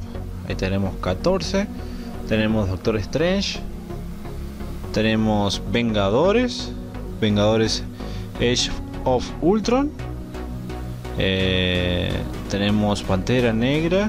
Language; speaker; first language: Spanish; native; Spanish